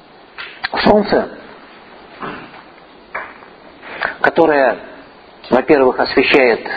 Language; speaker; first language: Russian; native; Russian